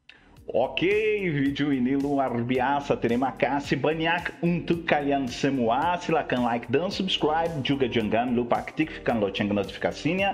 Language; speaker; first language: Indonesian; non-native, learner; Portuguese